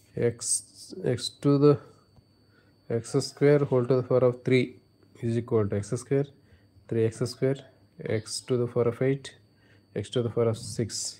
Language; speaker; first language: English; non-native, local second language; Telugu